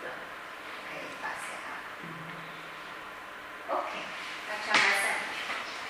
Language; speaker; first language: Italian; non-native, learner; Chinese